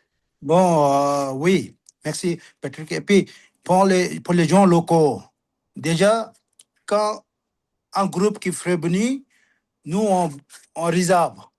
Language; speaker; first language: French; non-native, learner; Sherpa